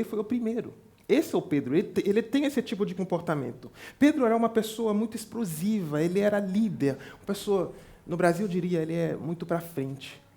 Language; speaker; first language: Portuguese; non-native, fluent; French